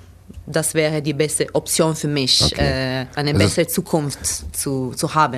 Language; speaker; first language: German; non-native, learner; Italian